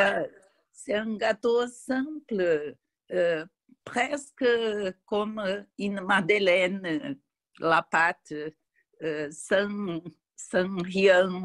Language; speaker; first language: French; non-native, fluent; Portuguese